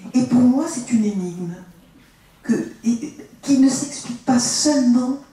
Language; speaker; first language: French; early bilingual, other home language; Spanish